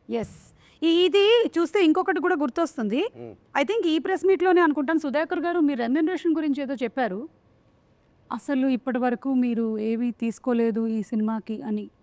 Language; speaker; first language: Telugu; native; Telugu